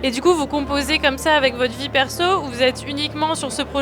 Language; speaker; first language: French; native; French